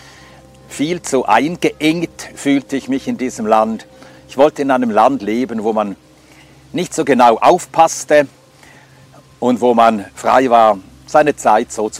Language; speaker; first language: German; non-native, fluent; Swedish